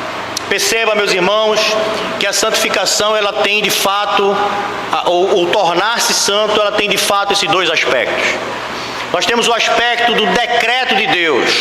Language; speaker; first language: Portuguese; native; Portuguese